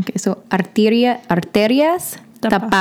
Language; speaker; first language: Spanish; non-native, learner; English